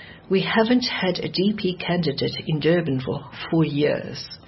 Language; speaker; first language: English; early bilingual, other home language; Dutch